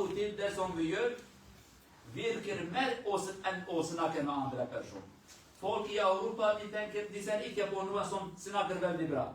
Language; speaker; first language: Swedish; non-native, learner; Kurdish